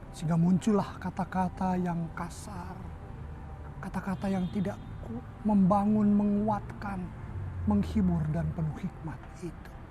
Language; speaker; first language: Indonesian; native; Indonesian